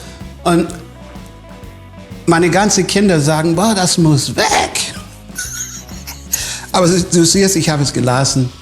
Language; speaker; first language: German; non-native, fluent; English